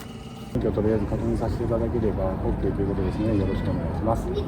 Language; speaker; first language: Japanese; native; Japanese